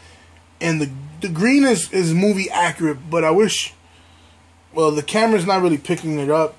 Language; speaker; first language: English; native; English